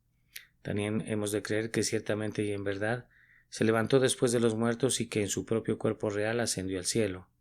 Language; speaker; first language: Spanish; native; Spanish